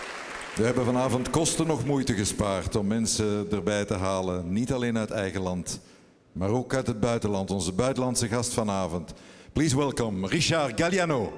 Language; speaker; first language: Dutch; native; Dutch